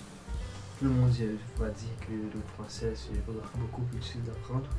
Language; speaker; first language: French; non-native, fluent; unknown